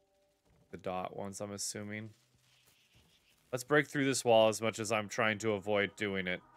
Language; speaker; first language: English; native; English